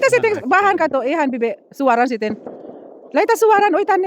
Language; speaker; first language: Finnish; non-native, learner; Filipino